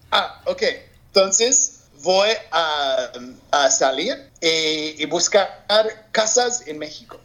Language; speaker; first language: Spanish; non-native, learner; English